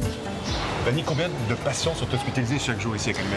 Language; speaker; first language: French; native; French